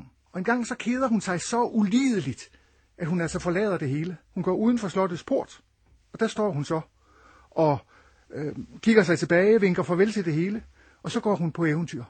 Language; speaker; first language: Danish; native; Danish